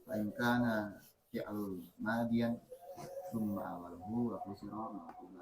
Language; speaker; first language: Arabic; non-native, learner; Indonesian